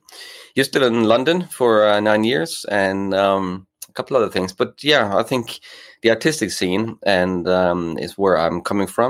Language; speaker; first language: English; non-native, fluent; Norwegian